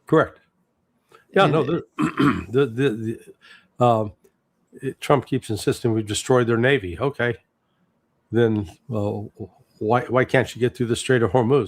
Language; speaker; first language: English; native; English